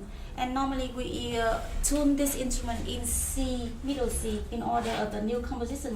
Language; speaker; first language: English; non-native, learner; Vietnamese